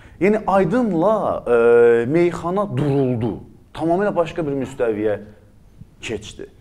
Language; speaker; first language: Azerbaijani; native; Azerbaijani